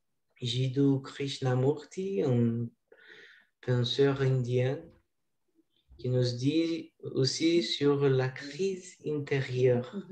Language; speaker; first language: French; non-native, learner; Portuguese